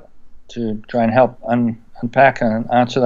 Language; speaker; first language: English; native; English